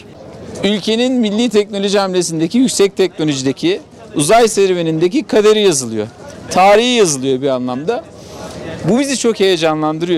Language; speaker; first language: Turkish; native; Turkish